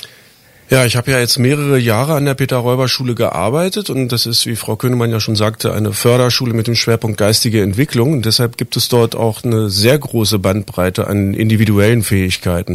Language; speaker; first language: German; native; German